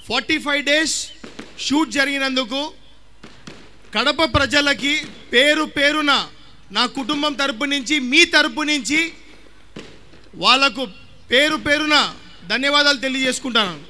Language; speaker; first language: Telugu; native; Telugu